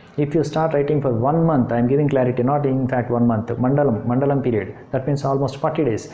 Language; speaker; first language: English; non-native, local second language; Telugu